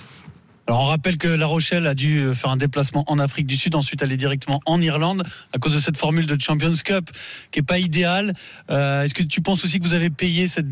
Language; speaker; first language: French; native; French